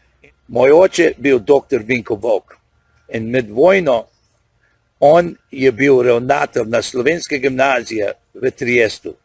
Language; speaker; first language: Slovenian; early bilingual, heritage; Slovenian